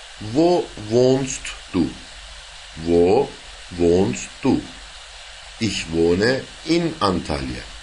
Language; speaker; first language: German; non-native, fluent; Turkish